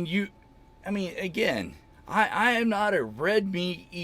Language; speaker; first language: English; native; English